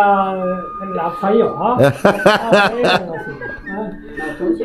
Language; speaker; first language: Chinese; non-native, fluent; Japanese